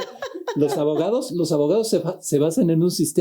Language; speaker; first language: Spanish; native; Spanish